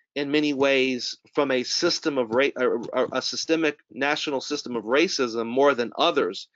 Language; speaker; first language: English; native; English